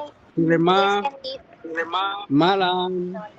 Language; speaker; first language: Indonesian; non-native, learner; Nyanja